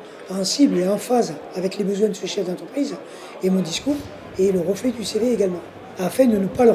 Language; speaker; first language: French; native; French